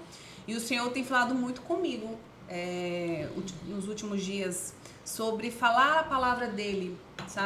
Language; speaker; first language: Portuguese; native; Portuguese